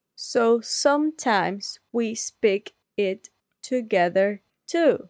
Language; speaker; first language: English; non-native, learner; Spanish